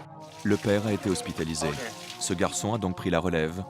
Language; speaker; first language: French; native; French